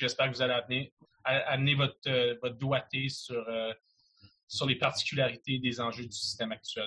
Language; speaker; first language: French; native; French